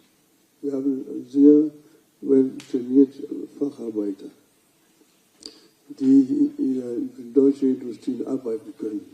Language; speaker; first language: German; non-native, fluent; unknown